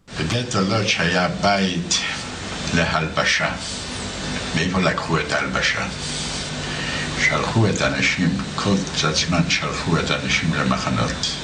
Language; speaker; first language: Hebrew; non-native, fluent; Yiddish